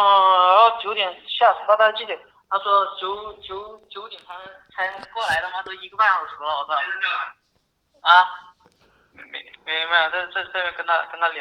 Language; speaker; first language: Russian; non-native, learner; Chinese